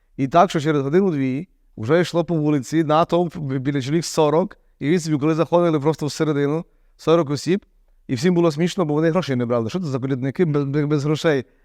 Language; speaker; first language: Ukrainian; native; Ukrainian